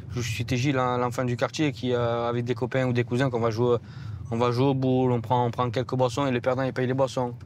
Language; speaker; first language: French; native; French